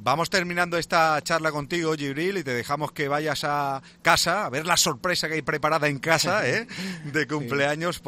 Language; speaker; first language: Spanish; native; Spanish